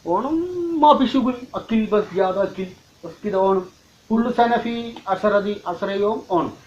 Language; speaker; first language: Arabic; non-native, learner; Malayalam